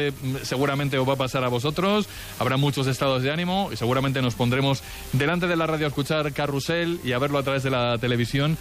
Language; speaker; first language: Spanish; native; Spanish